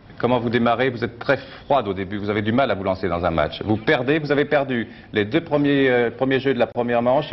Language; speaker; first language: French; native; French